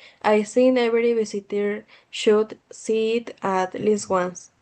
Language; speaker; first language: English; non-native, learner; Spanish